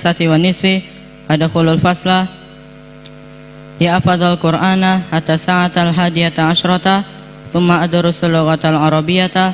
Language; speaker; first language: Arabic; non-native, learner; Indonesian